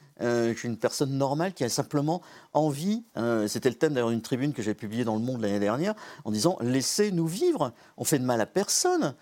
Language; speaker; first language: French; native; French